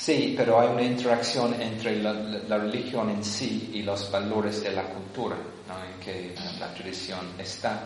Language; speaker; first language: Spanish; non-native, fluent; English